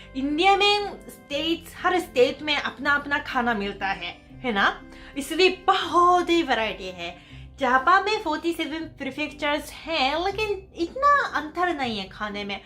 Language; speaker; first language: Hindi; non-native, fluent; Japanese